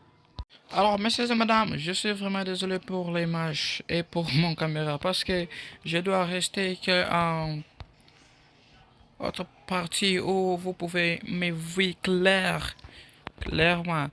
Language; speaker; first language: French; non-native, learner; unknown